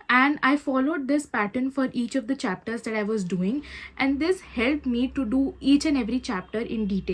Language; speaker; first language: English; non-native, local second language; Hindi